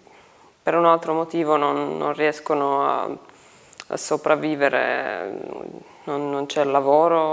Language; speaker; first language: Italian; non-native, fluent; Finnish